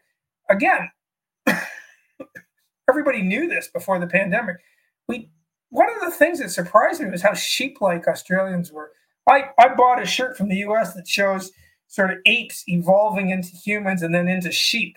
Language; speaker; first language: English; native; English